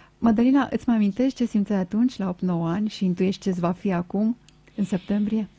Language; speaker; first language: Romanian; native; Romanian